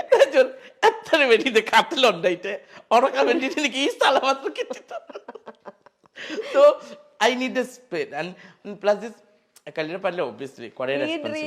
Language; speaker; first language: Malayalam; non-native, learner; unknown